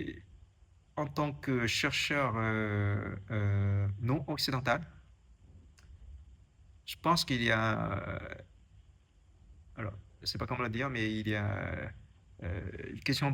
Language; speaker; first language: French; non-native, fluent; Chinese